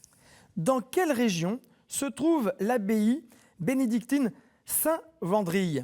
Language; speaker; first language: French; native; French